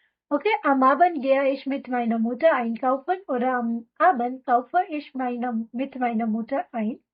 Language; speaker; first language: German; non-native, fluent; Hindi